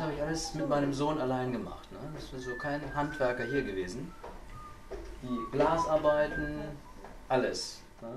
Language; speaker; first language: German; native; German